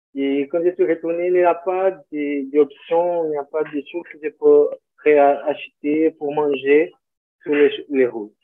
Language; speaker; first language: French; non-native, learner; Portuguese